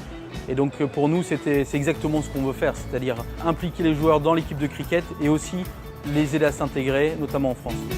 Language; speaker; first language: French; native; French